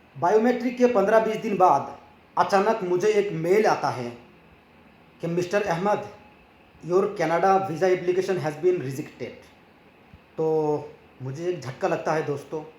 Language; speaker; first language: Hindi; non-native, local second language; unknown